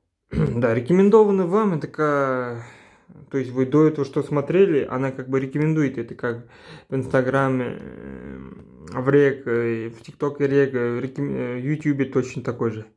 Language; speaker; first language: Russian; non-native, local second language; Kazakh